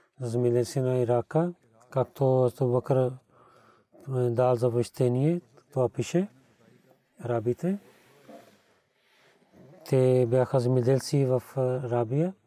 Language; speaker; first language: Bulgarian; non-native, learner; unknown